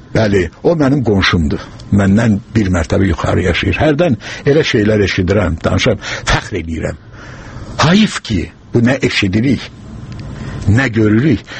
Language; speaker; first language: Azerbaijani; native; Azerbaijani